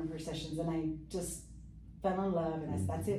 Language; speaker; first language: English; early bilingual, other home language; Spanish